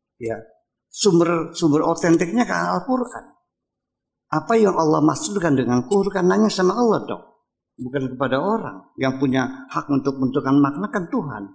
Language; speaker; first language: Indonesian; native; Indonesian